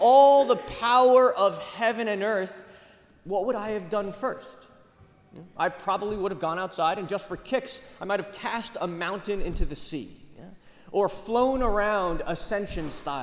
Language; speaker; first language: English; native; English